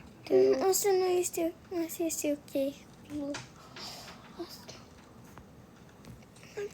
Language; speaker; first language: Romanian; early bilingual, heritage; Romanian